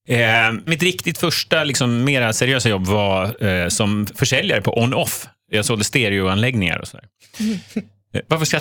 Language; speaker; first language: Swedish; native; Swedish